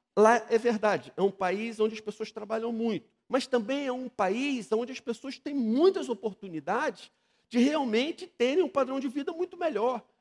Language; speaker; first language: Portuguese; native; Portuguese